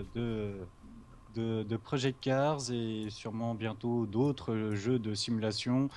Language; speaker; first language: French; native; French